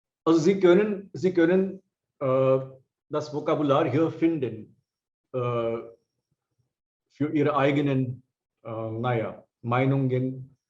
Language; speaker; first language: German; non-native, fluent; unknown